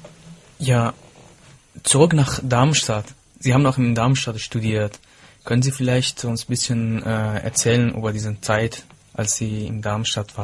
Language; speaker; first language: German; non-native, fluent; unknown